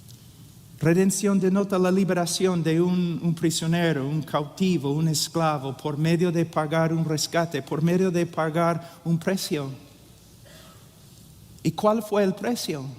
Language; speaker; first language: Spanish; non-native, fluent; English